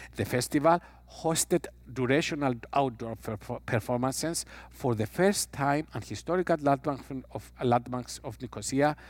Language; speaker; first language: English; non-native, fluent; Greek